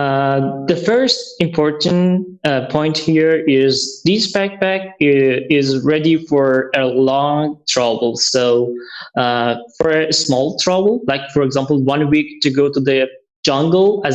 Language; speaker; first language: English; non-native, learner; Persian